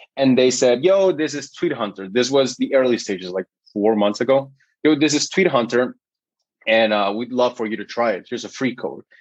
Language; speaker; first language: English; non-native, fluent; Spanish